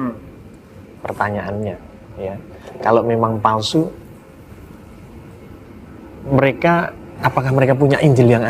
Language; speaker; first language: Indonesian; native; Indonesian